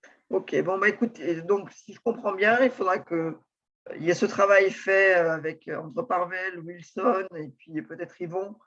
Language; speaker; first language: French; native; French